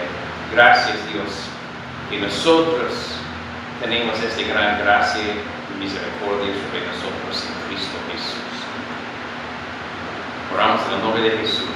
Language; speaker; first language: Spanish; non-native, fluent; English